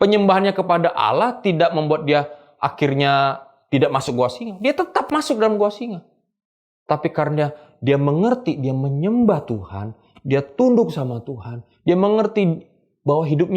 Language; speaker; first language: Indonesian; native; Indonesian